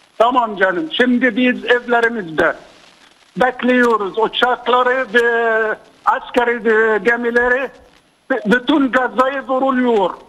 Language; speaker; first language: Turkish; non-native, fluent; Arabic